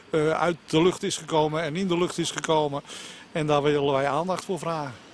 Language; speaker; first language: Dutch; native; Dutch